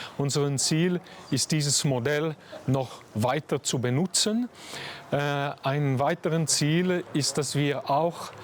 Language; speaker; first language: German; non-native, local second language; French